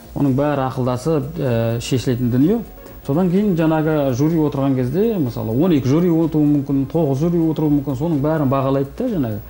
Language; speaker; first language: Kazakh; native; Kazakh